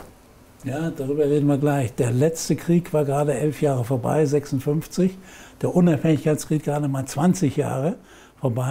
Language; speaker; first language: German; native; German